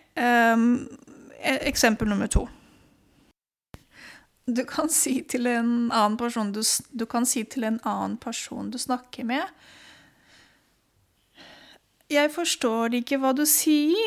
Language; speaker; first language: Norwegian; non-native, fluent; Spanish